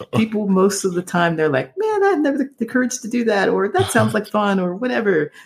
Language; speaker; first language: English; native; English